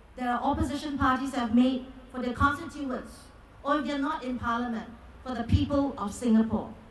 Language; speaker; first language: English; non-native, local second language; Chinese